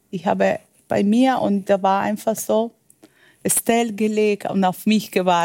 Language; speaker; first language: German; non-native, fluent; Spanish